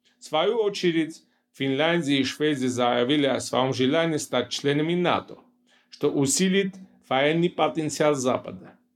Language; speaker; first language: Russian; non-native, local second language; Armenian